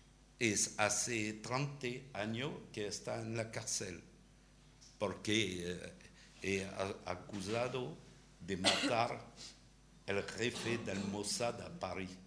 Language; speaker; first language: Spanish; non-native, learner; French